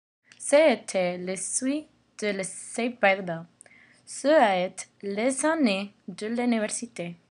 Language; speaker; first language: French; non-native, learner; English